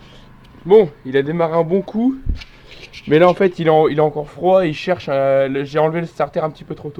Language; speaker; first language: French; native; French